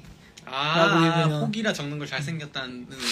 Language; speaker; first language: Korean; native; Korean